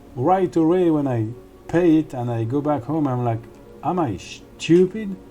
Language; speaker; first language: English; non-native, fluent; French